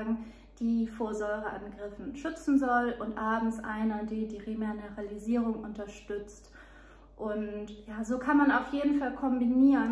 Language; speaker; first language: German; native; German